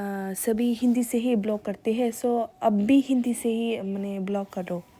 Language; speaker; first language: Hindi; non-native, local second language; Kok Borok